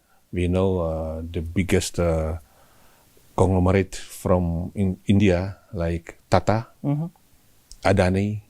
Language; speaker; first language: English; non-native, learner; Indonesian